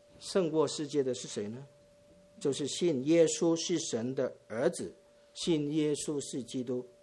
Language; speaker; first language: Chinese; non-native, local second language; Cantonese